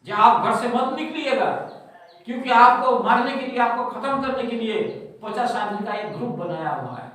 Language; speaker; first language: Hindi; non-native, local second language; Bangla